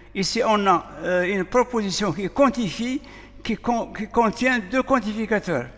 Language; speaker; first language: French; non-native, local second language; Arabic